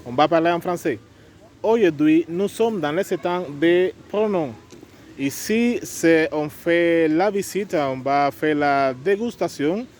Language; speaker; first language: French; non-native, fluent; Spanish